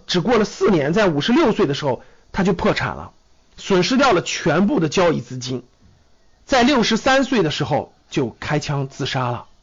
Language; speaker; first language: Chinese; native; Chinese